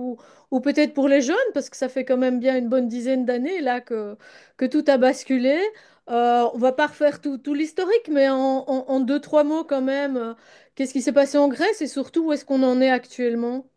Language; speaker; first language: French; native; French